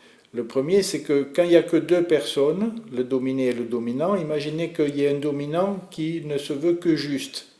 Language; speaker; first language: French; native; French